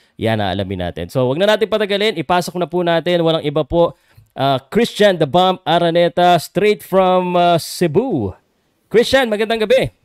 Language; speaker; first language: Filipino; native; Filipino